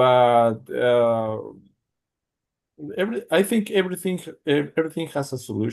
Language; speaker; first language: English; non-native, learner; Spanish